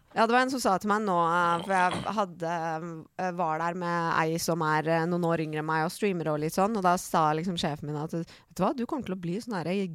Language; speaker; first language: Norwegian; early bilingual, other home language; Persian